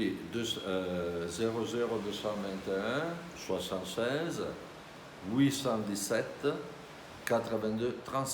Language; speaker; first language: French; non-native, fluent; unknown